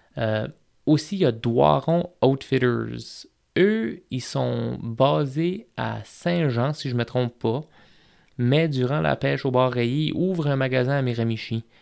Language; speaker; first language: French; native; French